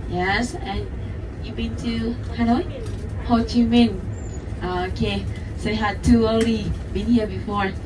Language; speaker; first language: English; non-native, learner; Vietnamese